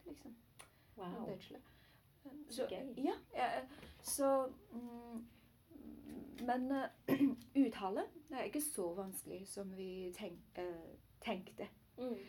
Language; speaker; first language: Norwegian; non-native, learner; Chinese